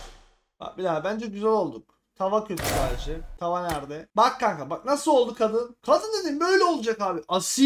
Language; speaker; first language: Turkish; native; Turkish